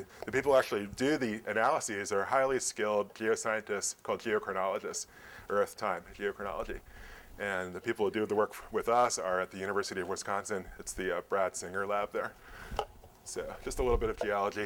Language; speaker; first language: English; native; English